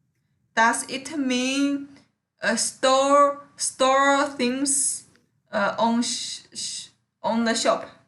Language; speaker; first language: English; non-native, learner; Chinese